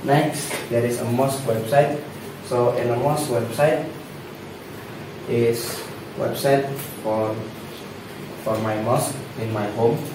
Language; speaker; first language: English; non-native, learner; Indonesian